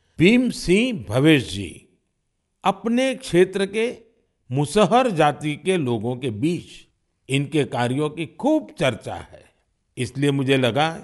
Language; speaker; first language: Hindi; non-native, local second language; Gujarati